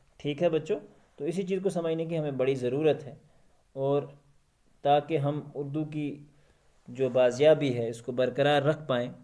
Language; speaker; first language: Urdu; non-native, local second language; Kashmiri